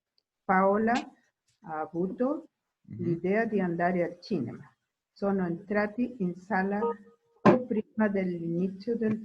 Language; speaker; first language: Italian; non-native, learner; Spanish